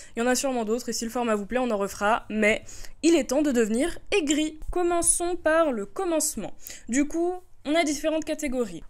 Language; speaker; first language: French; native; French